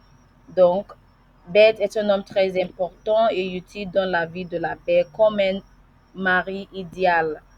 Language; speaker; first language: French; non-native, learner; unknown